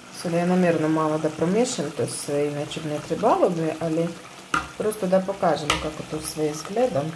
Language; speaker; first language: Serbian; non-native, learner; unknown